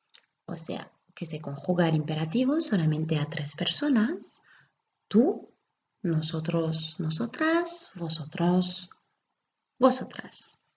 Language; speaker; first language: Spanish; non-native, fluent; French